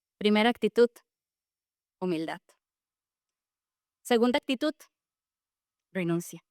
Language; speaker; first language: Spanish; native; Spanish